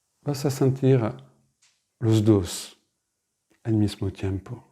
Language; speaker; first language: Spanish; non-native, fluent; French